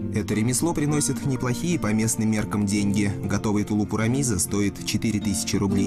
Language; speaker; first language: Russian; native; Russian